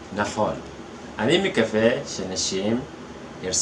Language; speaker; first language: Hebrew; non-native, fluent; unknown